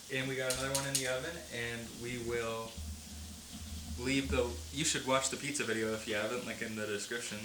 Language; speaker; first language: English; native; English